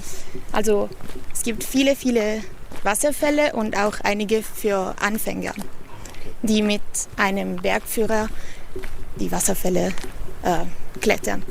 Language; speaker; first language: German; non-native, fluent; Italian